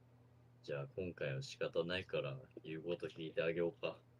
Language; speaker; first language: Japanese; native; Japanese